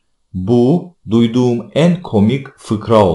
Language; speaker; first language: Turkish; non-native, fluent; Russian